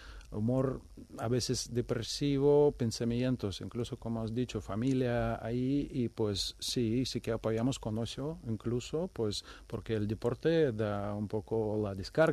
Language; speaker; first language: Spanish; non-native, fluent; Ukrainian